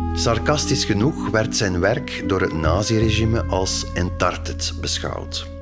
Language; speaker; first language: Dutch; native; Dutch